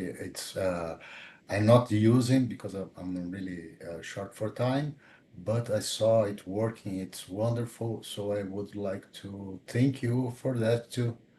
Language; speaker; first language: English; non-native, fluent; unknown